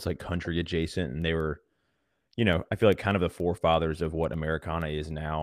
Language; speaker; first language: English; native; English